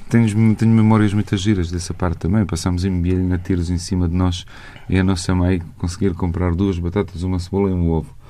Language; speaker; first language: Portuguese; non-native, fluent; Bosnian